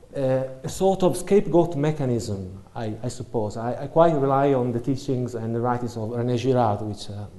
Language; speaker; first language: English; non-native, fluent; Italian